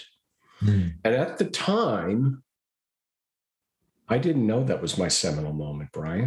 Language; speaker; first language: English; native; English